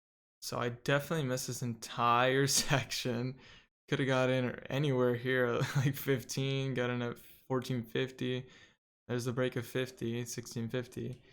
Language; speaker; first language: English; native; English